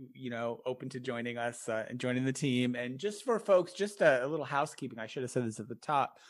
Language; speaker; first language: English; native; English